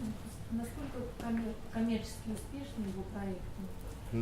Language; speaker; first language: Russian; native; Russian